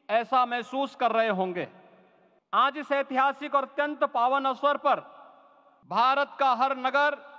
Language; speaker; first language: Hindi; native; Hindi